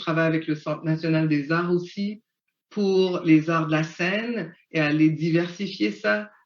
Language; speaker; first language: French; early bilingual, other home language; Haitian Creole